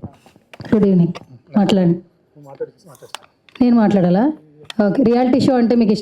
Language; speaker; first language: Telugu; native; Telugu